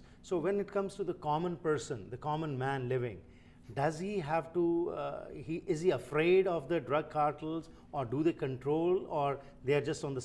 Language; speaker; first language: English; non-native, fluent; Punjabi